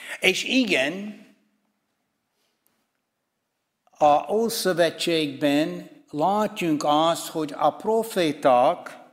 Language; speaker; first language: Hungarian; non-native, fluent; English